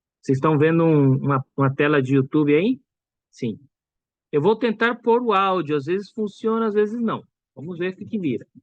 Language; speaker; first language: Portuguese; native; Portuguese